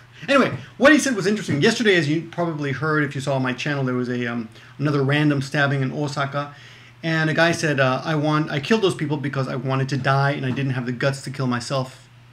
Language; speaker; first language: English; native; English